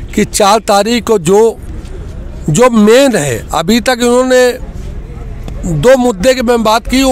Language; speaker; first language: Hindi; native; Hindi